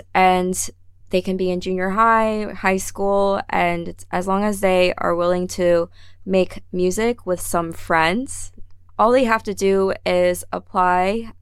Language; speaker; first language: English; native; English